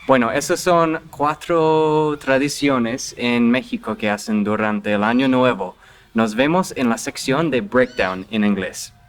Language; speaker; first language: Spanish; non-native, fluent; English